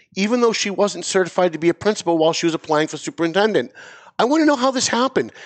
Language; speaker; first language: English; native; English